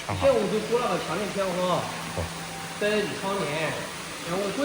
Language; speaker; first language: Chinese; native; Chinese